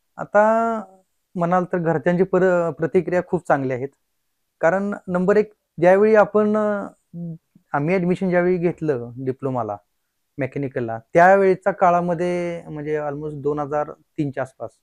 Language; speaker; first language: Marathi; native; Marathi